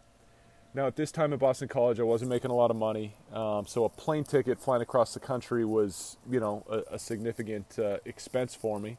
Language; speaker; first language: English; native; English